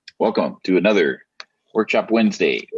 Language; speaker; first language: English; native; English